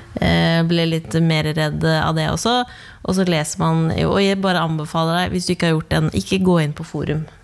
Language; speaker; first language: Norwegian; native; Norwegian